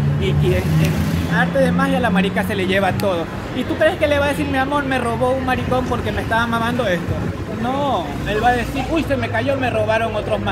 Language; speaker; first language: Spanish; native; Spanish